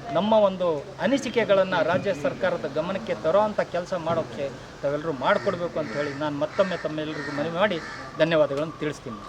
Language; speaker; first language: Kannada; non-native, local second language; Lambadi